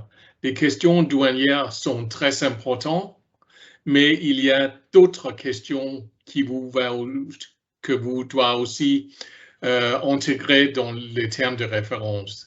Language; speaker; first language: French; non-native, learner; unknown